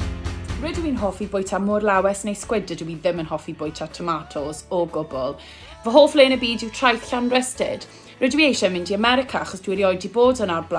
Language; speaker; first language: Welsh; native; Welsh